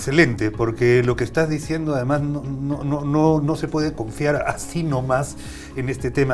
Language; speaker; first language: Spanish; native; Spanish